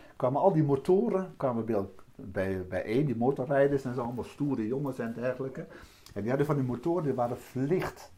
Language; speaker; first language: Dutch; native; Dutch